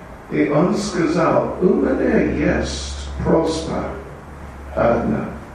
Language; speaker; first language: Russian; non-native, learner; English